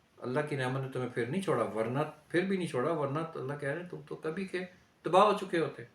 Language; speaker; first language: Urdu; native; Urdu